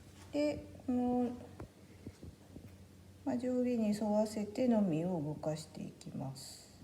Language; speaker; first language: Japanese; native; Japanese